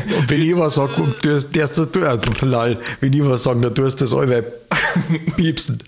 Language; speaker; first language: German; native; German